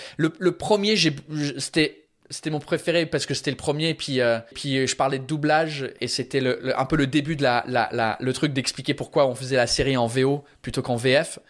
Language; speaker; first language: French; early bilingual, other home language; English